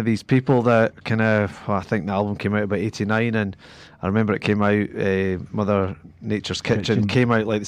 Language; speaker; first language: English; native; English